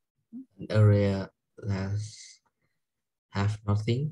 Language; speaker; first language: English; non-native, learner; Vietnamese